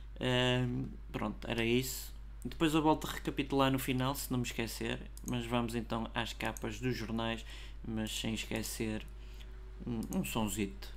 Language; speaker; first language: Portuguese; native; Portuguese